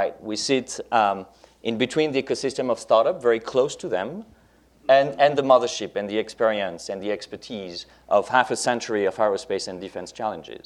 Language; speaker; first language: English; non-native, fluent; French